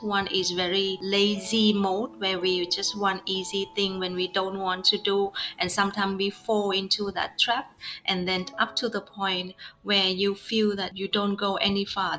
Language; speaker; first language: English; non-native, fluent; Vietnamese